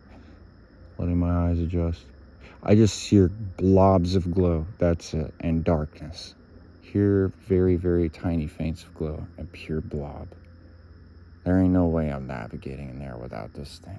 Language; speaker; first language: English; native; English